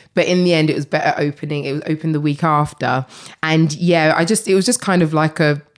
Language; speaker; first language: English; native; English